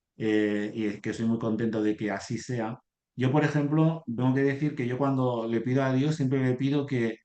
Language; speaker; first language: Spanish; native; Spanish